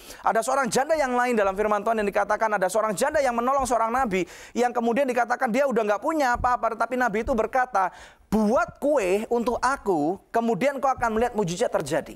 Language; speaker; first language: Indonesian; native; Indonesian